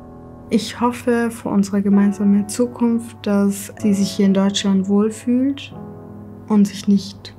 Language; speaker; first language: German; early bilingual, other home language; Kurdish